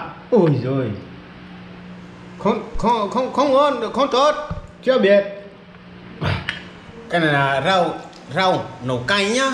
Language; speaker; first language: Vietnamese; non-native, learner; Portuguese